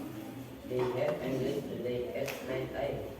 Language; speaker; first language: English; non-native, learner; Indonesian